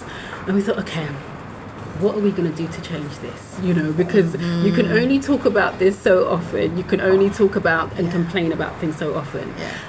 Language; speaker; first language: English; native; English